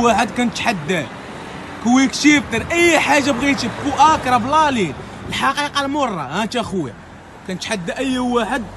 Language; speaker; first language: Arabic; native; Arabic